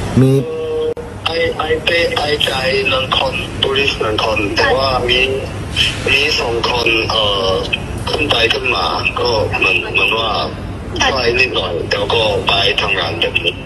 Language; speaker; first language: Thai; non-native, learner; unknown